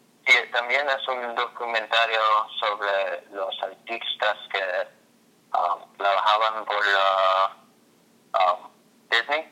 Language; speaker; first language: Spanish; non-native, fluent; English